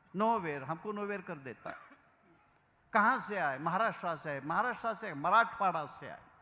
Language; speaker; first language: Hindi; non-native, local second language; Marathi